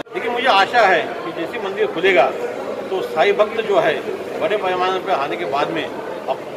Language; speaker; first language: Hindi; non-native, local second language; Marathi